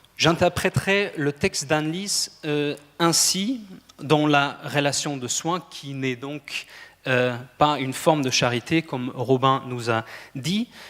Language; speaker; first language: French; non-native, fluent; German